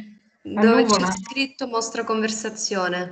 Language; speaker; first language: Italian; native; Italian